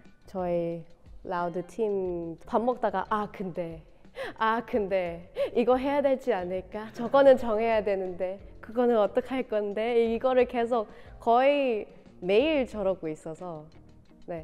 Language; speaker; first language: Korean; non-native, fluent; Thai